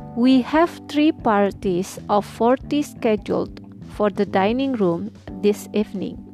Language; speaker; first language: English; non-native, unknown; Indonesian